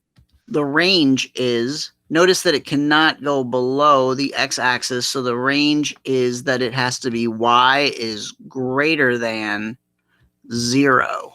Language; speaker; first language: English; native; English